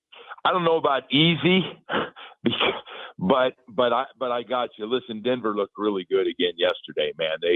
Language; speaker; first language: English; native; English